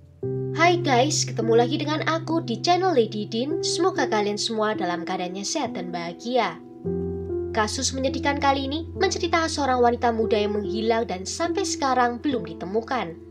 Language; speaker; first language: Indonesian; native; Indonesian